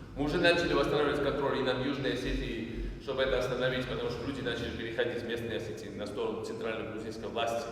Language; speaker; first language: Russian; non-native, local second language; Georgian